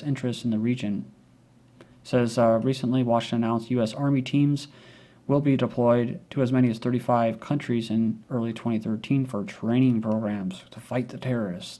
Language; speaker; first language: English; native; English